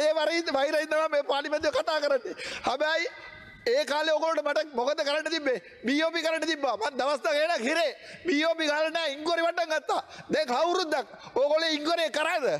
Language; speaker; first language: Sinhala; non-native, local second language; Tamil